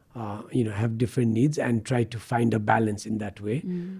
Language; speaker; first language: English; non-native, local second language; Nepali